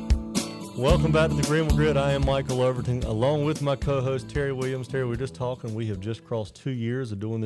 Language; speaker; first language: English; native; English